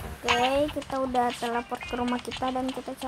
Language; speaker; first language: Indonesian; native; Indonesian